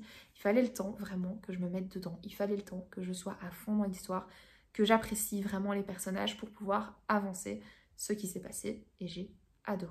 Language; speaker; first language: French; native; French